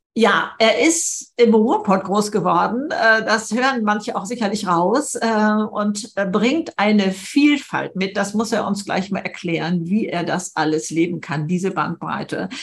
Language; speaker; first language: German; native; German